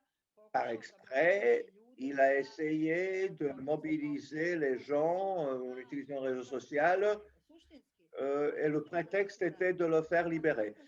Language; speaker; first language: French; non-native, local second language; Serbian